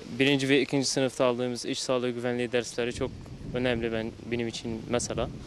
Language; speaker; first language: Turkish; non-native, fluent; Arabic